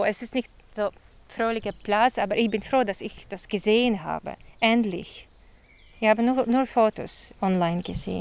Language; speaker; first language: German; non-native, fluent; Ukrainian